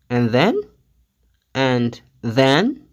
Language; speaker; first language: English; non-native, fluent; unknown